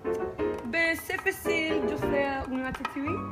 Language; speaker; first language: French; non-native, learner; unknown